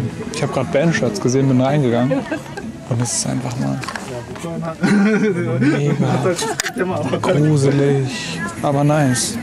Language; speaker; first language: German; native; German